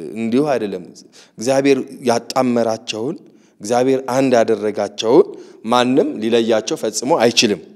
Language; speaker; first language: Amharic; native; Amharic